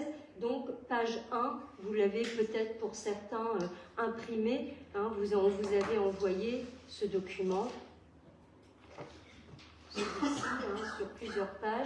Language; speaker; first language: French; native; French